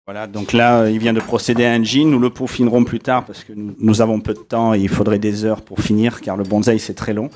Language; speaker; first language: French; native; French